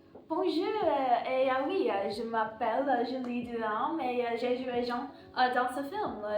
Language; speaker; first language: French; non-native, learner; English